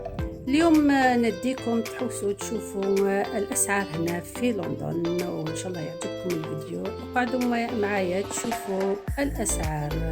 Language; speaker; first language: Arabic; non-native, local second language; Kabyle